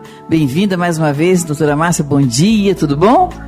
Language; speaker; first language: Portuguese; native; Portuguese